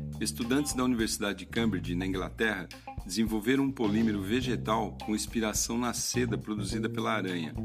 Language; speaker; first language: Portuguese; native; Portuguese